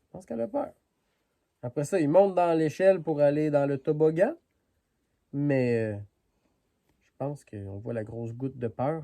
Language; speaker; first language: French; native; French